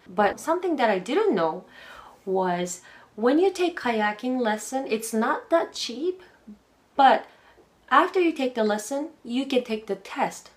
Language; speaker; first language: English; non-native, fluent; Japanese